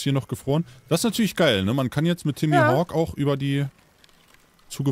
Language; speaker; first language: German; native; German